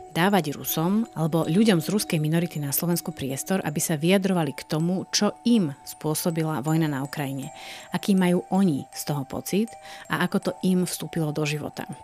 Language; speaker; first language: Slovak; native; Slovak